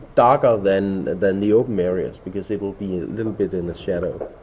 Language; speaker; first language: English; non-native, fluent; Danish